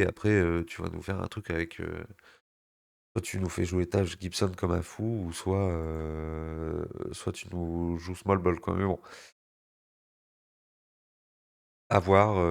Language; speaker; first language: French; native; French